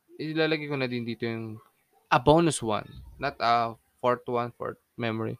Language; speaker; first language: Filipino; non-native, local second language; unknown